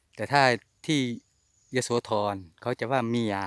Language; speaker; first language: Thai; non-native, local second language; Northeastern Thai